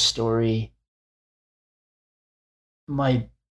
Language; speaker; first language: English; native; English